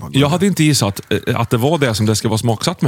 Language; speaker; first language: Swedish; native; Swedish